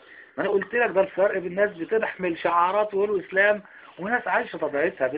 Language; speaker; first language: Arabic; native; Arabic